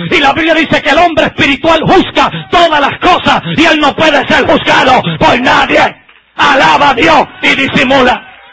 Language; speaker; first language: Spanish; native; Spanish